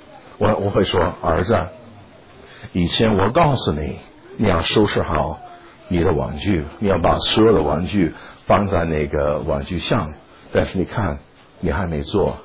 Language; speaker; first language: Chinese; non-native, fluent; English